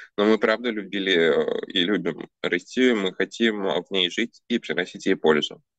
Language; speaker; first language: Russian; early bilingual, other home language; Armenian